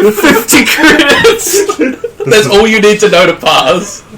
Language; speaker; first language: English; native; English